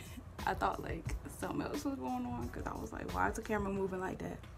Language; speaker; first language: English; native; English